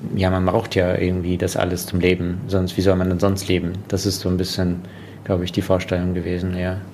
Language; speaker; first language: German; non-native, fluent; Russian